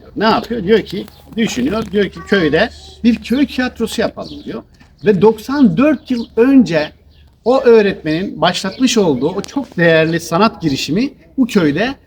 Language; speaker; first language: Turkish; native; Turkish